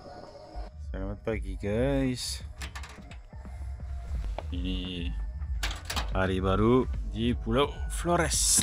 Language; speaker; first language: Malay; non-native, learner; French